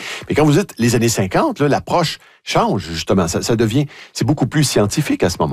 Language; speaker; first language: French; native; French